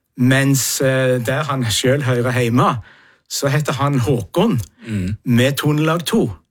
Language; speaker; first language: Norwegian; native; Norwegian